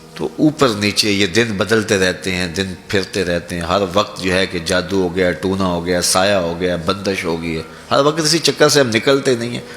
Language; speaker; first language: Urdu; non-native, local second language; Punjabi